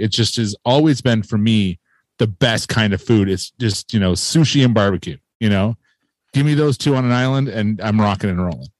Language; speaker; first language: English; native; English